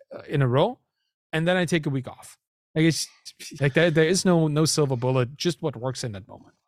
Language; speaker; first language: English; non-native, fluent; German